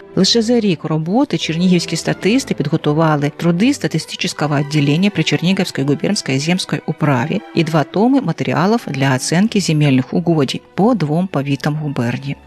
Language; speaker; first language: Ukrainian; native; Ukrainian